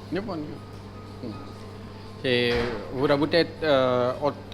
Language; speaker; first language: Russian; non-native, learner; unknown